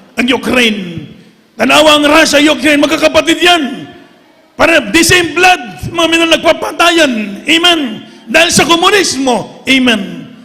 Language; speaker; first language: Filipino; native; Filipino